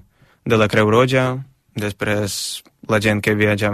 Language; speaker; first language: Catalan; non-native, fluent; Ukrainian